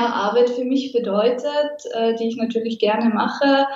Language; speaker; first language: German; native; German